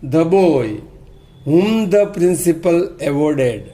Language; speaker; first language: English; non-native, local second language; Gujarati